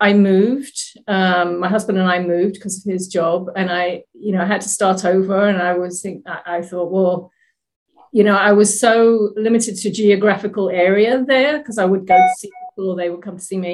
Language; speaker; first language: English; native; English